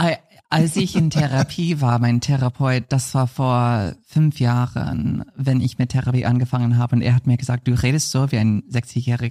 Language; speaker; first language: German; non-native, fluent; English